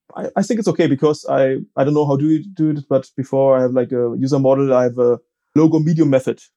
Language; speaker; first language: English; non-native, fluent; German